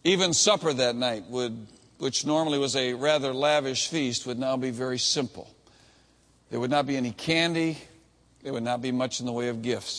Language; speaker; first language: English; native; English